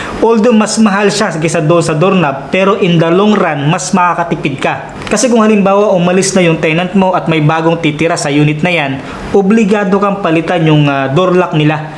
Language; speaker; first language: Filipino; non-native, local second language; Waray